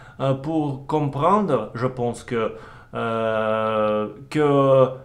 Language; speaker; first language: French; non-native, learner; Russian